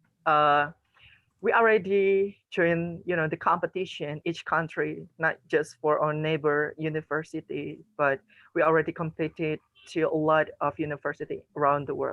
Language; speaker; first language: English; non-native, learner; Indonesian